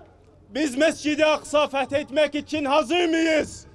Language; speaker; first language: Turkish; non-native, fluent; Arabic